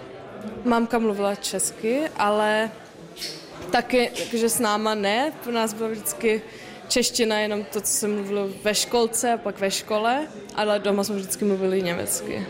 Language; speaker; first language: Czech; early bilingual, heritage; German